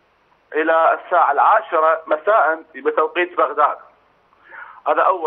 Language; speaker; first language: Arabic; native; Arabic